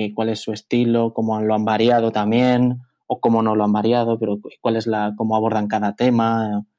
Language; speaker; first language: Spanish; native; Spanish